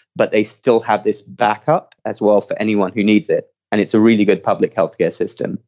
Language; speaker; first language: English; native; English